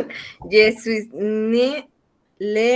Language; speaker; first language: French; non-native, learner; Spanish